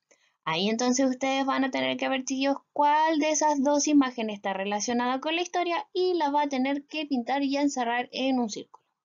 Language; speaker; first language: Spanish; native; Spanish